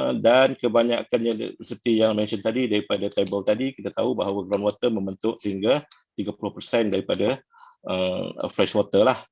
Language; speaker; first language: Malay; non-native, local second language; Tamil